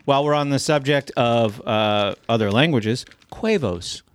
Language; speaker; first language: English; native; English